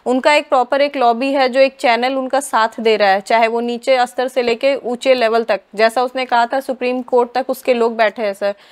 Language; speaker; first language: Hindi; native; Hindi